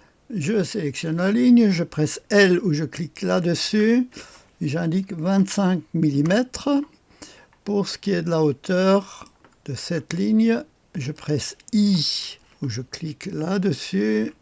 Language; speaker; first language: French; native; French